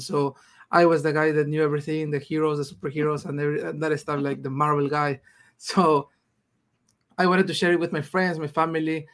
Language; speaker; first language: English; non-native, fluent; Spanish